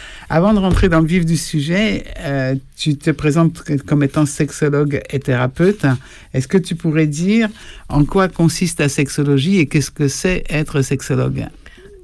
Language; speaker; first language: French; native; French